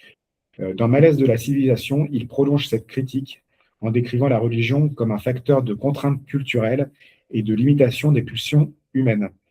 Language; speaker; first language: French; native; French